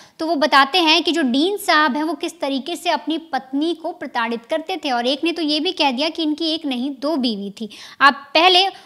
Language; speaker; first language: Hindi; native; Hindi